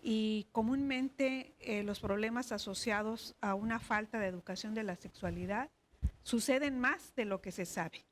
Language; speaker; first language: Spanish; native; Spanish